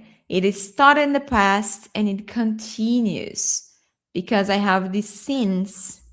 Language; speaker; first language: English; non-native, fluent; Portuguese